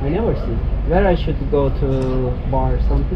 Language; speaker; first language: English; non-native, learner; Turkish